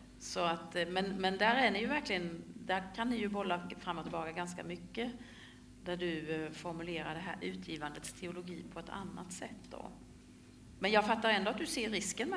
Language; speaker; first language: Swedish; native; Swedish